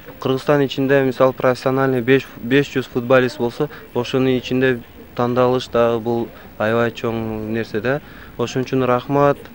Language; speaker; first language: Kyrgyz; non-native, local second language; Tajik